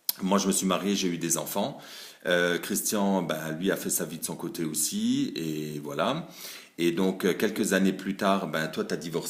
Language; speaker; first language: French; native; French